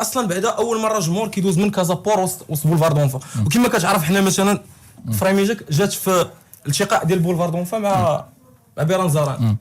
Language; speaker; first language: Arabic; native; Arabic